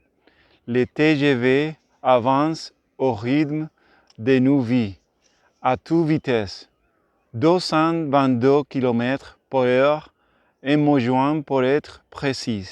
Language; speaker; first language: French; non-native, learner; Spanish